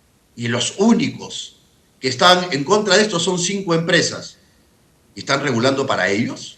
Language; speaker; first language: Spanish; native; Spanish